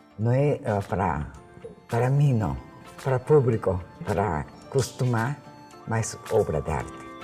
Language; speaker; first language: Portuguese; non-native, fluent; Japanese